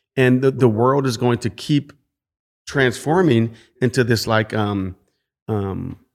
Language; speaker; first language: English; native; English